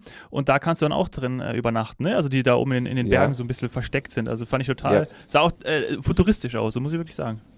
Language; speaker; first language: German; native; German